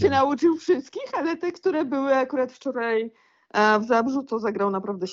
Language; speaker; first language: Polish; native; Polish